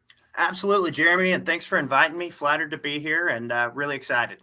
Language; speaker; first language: English; native; English